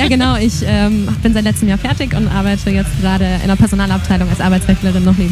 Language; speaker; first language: German; native; German